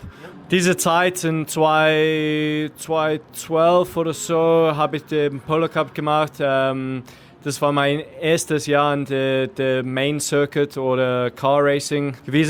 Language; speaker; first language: German; non-native, learner; English